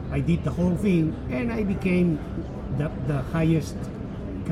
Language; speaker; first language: English; non-native, fluent; Spanish